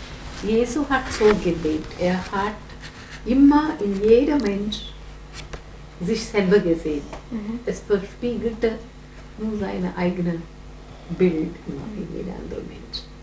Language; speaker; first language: German; non-native, fluent; Gujarati